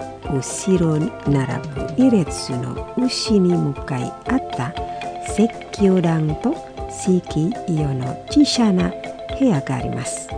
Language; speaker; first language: Japanese; non-native, fluent; Indonesian